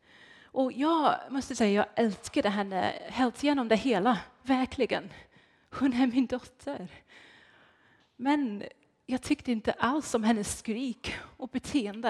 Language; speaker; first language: Swedish; non-native, fluent; English